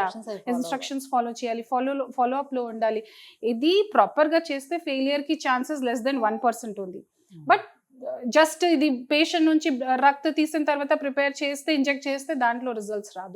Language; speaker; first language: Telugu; non-native, fluent; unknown